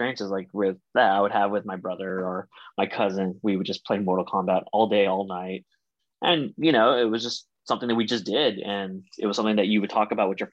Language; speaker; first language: English; native; English